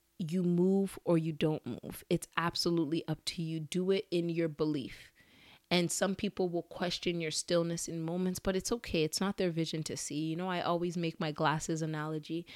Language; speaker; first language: English; early bilingual, other home language; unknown